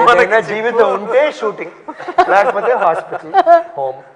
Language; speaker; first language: Telugu; non-native, fluent; Tamil